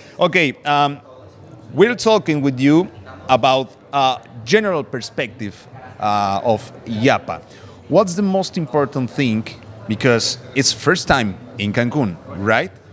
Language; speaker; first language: English; non-native, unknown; Spanish